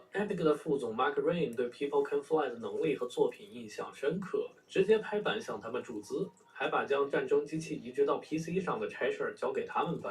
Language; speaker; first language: Chinese; native; Chinese